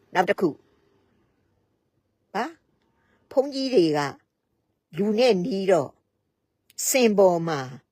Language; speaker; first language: Burmese; native; Burmese